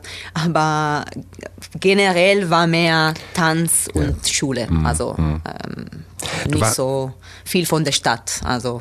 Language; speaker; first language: German; non-native, learner; Italian